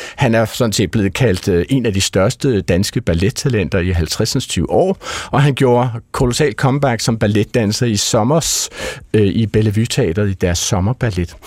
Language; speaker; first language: Danish; native; Danish